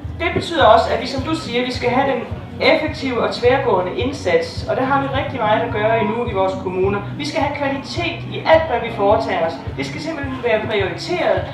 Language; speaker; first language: Danish; native; Danish